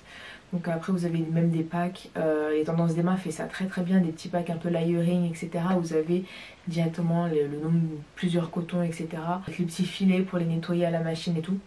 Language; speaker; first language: French; native; French